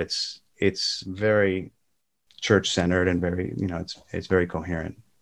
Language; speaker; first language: English; native; English